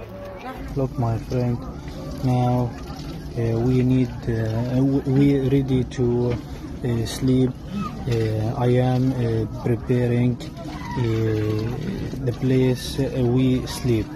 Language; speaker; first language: English; non-native, learner; Arabic